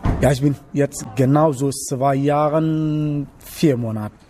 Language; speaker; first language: German; non-native, learner; Wolof